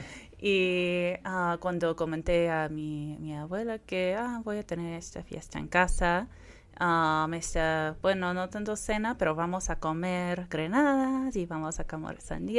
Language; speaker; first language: Spanish; non-native, fluent; English